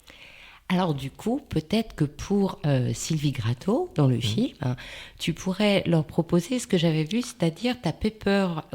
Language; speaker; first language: French; native; French